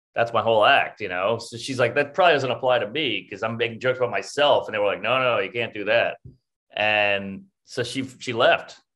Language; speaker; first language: English; native; English